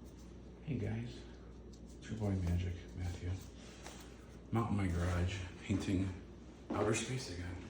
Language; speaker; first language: English; native; English